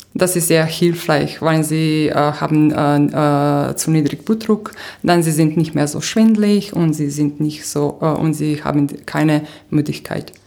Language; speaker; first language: German; non-native, fluent; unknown